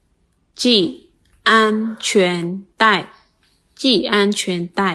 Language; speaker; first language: Chinese; non-native, fluent; Khmer